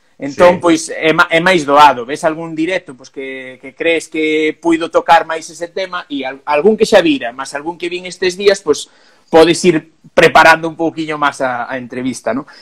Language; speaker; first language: Galician; non-native, local second language; Spanish